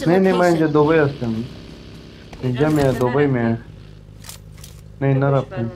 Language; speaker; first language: Persian; non-native, learner; Urdu